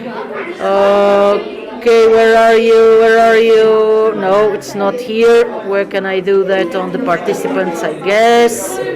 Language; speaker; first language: English; non-native, fluent; Portuguese